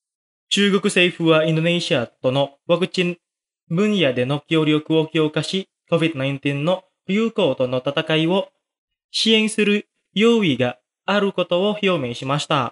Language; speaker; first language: Japanese; non-native, fluent; Indonesian